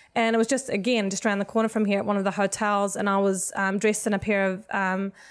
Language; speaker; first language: English; non-native, fluent; Swedish